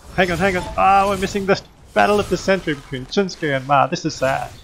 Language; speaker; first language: English; native; English